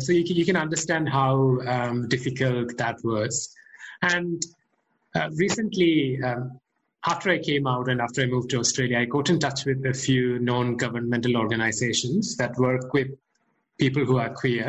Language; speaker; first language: English; non-native, local second language; Malayalam